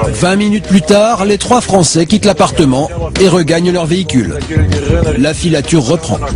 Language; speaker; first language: French; native; French